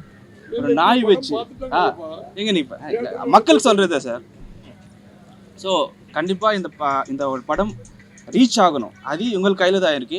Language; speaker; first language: Tamil; non-native, learner; Telugu